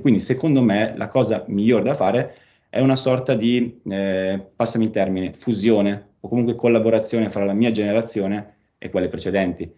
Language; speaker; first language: Italian; native; Italian